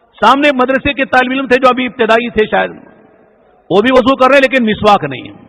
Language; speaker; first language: Urdu; native; Urdu